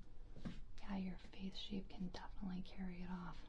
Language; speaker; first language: English; native; English